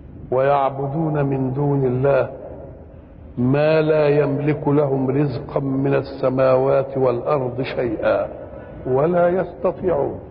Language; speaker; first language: Arabic; native; Arabic